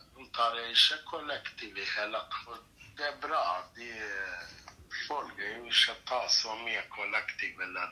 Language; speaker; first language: Norwegian; non-native, fluent; Kurdish